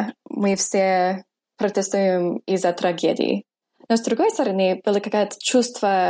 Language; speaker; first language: Russian; non-native, fluent; English